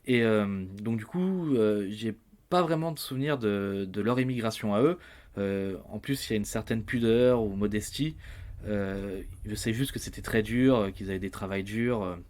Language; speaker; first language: French; native; French